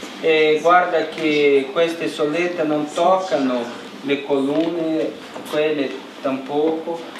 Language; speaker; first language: Italian; non-native, learner; Portuguese